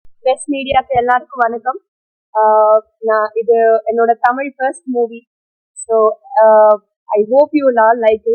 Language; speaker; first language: Tamil; non-native, fluent; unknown